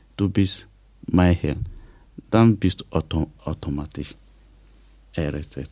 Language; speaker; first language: German; non-native, learner; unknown